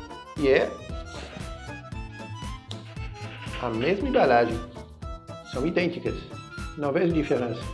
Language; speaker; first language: Portuguese; non-native, fluent; French